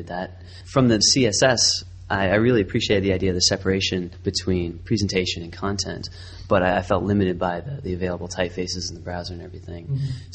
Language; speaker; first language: English; native; English